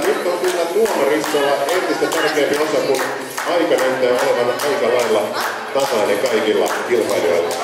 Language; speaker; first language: Finnish; native; Finnish